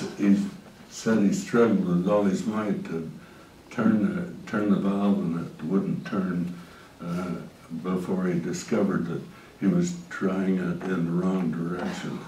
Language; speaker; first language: English; native; English